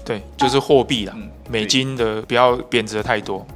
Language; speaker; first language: Chinese; native; Chinese